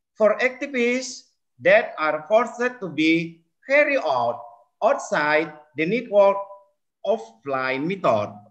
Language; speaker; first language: English; non-native, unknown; Indonesian